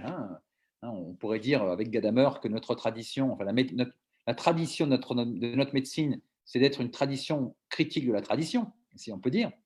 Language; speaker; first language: French; native; French